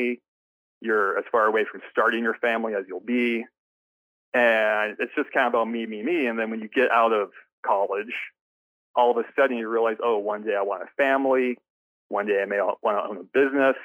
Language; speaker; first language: English; native; English